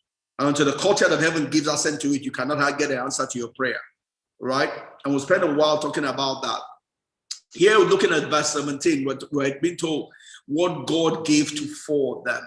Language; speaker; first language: English; non-native, local second language; Yoruba